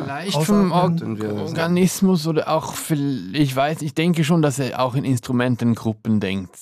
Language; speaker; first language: German; native; German